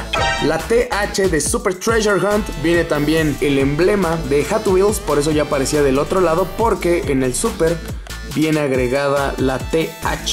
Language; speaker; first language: Spanish; native; Spanish